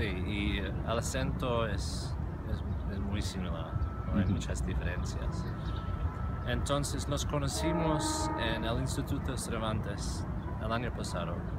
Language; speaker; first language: Spanish; non-native, fluent; English